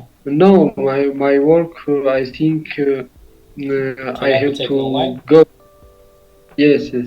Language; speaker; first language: English; non-native, learner; Tajik